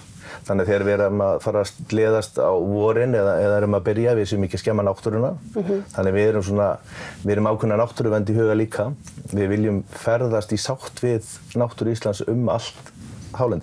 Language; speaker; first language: Icelandic; native; Icelandic